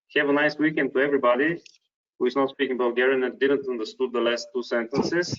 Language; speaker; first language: English; non-native, fluent; Bulgarian